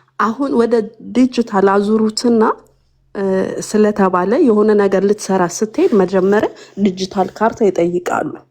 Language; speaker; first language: Amharic; native; Amharic